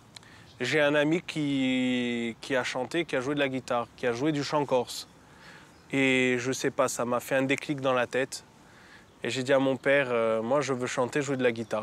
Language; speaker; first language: French; native; French